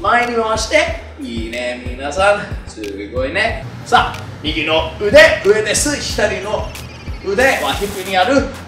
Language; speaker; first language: Japanese; non-native, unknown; English